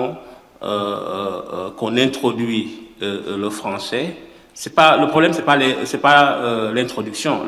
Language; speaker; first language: French; non-native, local second language; Wolof